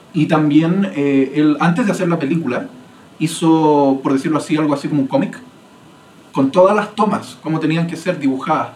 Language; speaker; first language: Spanish; native; Spanish